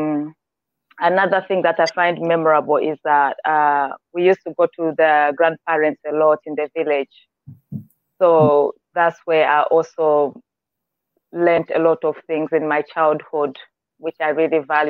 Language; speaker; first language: English; non-native, local second language; Nyanja